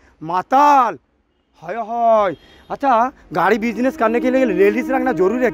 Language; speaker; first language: Hindi; non-native, local second language; Bangla